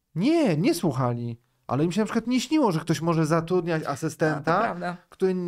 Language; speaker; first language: Polish; native; Polish